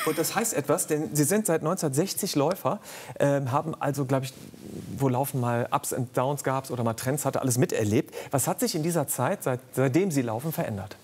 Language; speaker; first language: German; native; German